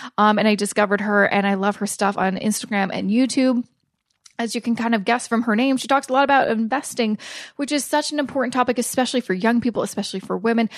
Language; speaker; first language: English; native; English